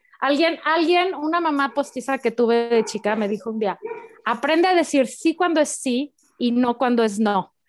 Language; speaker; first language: Spanish; native; Spanish